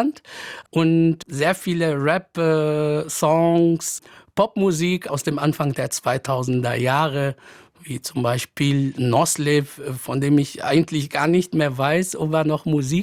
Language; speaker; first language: German; non-native, fluent; Arabic